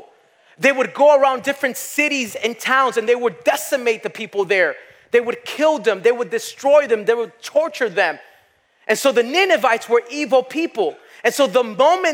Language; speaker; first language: English; native; English